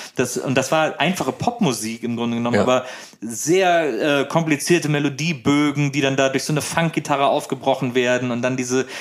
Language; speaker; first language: German; native; German